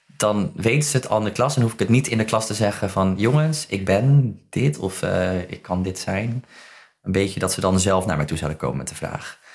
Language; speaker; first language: Dutch; native; Dutch